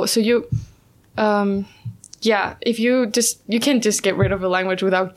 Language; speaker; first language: English; non-native, fluent; Spanish